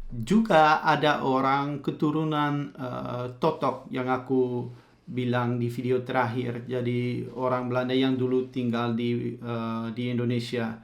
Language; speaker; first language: Indonesian; early bilingual, heritage; Dutch